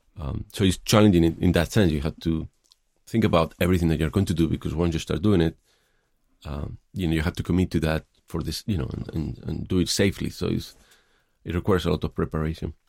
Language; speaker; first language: English; non-native, fluent; Spanish